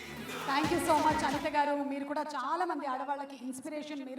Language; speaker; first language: Telugu; native; Telugu